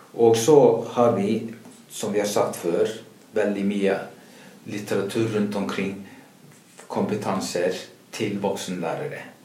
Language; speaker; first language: Norwegian; non-native, fluent; Icelandic